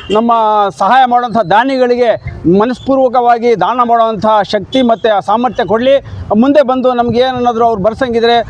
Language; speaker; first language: Kannada; non-native, local second language; Urdu